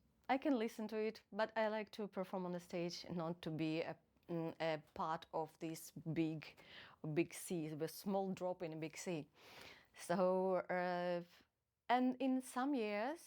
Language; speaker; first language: English; non-native, fluent; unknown